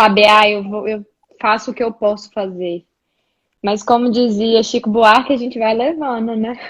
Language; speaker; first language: Portuguese; native; Portuguese